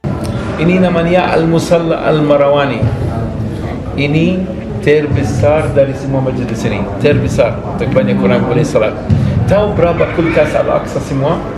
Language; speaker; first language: Indonesian; non-native, learner; Arabic